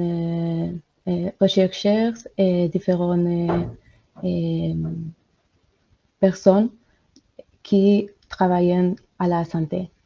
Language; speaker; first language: French; non-native, learner; Spanish